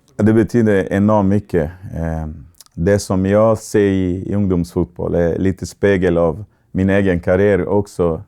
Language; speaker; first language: Swedish; non-native, fluent; Portuguese